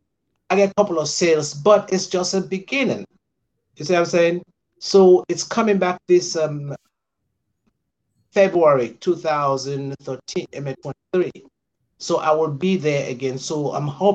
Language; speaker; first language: English; non-native, local second language; Krio